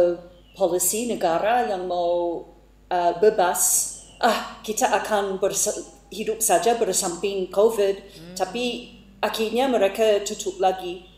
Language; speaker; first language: Indonesian; non-native, fluent; English